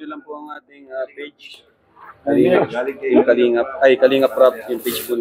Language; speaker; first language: Filipino; native; Filipino